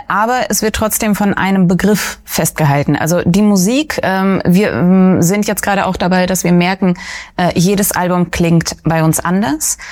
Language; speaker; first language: German; early bilingual, other home language; Russian